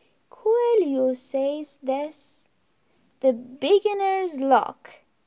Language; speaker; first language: English; non-native, learner; Persian